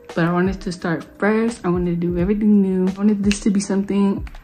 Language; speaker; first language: English; native; English